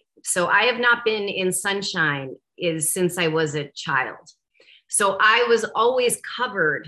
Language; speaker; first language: English; native; English